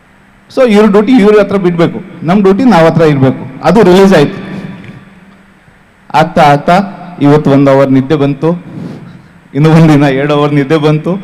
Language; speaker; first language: Kannada; non-native, fluent; Hindi